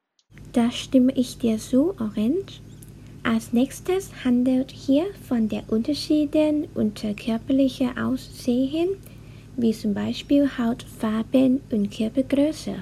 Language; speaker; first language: German; non-native, learner; Thai